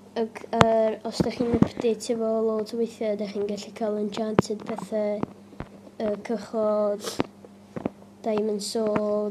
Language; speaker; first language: Welsh; native; Welsh